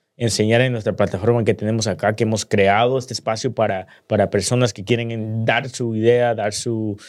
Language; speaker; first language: Spanish; early bilingual, heritage; Spanish